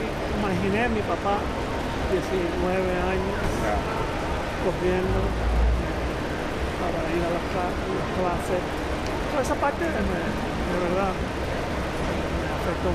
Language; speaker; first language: Spanish; early bilingual, heritage; Spanish